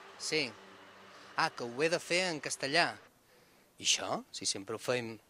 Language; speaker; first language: Catalan; native; Catalan